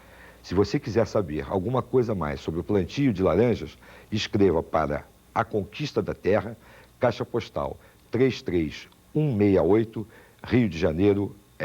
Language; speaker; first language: Portuguese; native; Portuguese